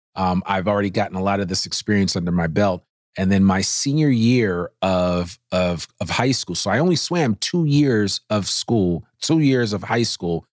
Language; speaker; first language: English; native; English